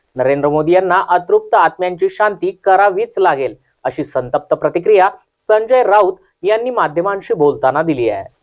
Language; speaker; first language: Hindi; non-native, local second language; Marathi